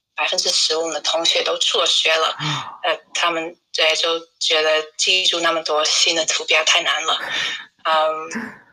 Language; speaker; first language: Chinese; non-native, fluent; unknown